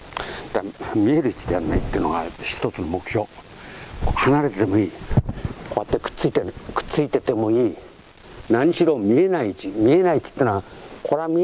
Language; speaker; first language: Japanese; native; Japanese